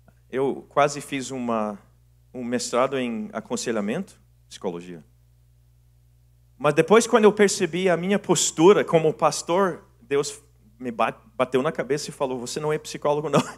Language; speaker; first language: Portuguese; non-native, fluent; English